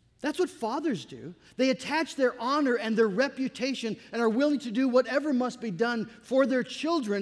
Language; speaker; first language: English; native; English